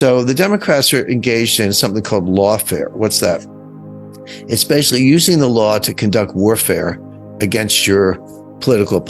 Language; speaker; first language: English; native; English